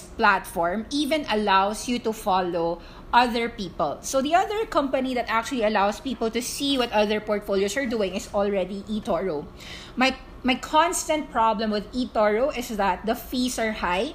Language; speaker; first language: English; non-native, local second language; Filipino